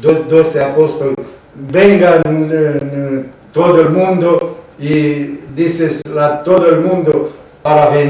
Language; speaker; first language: Spanish; non-native, learner; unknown